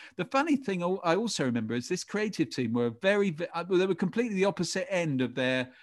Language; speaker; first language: English; native; English